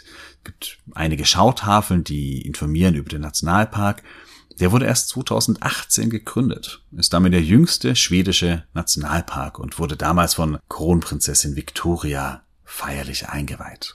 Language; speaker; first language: German; native; German